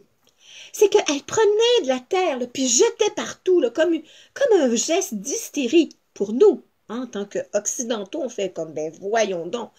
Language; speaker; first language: French; native; French